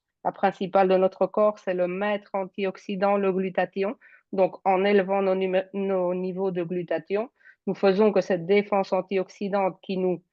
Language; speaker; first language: French; native; French